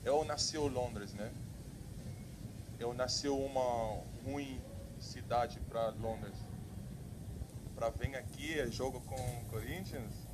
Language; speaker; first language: Portuguese; non-native, learner; English